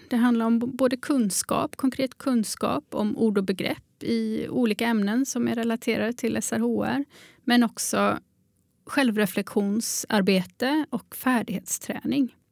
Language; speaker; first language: Swedish; native; Swedish